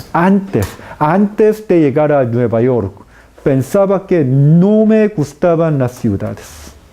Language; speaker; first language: Spanish; non-native, fluent; Korean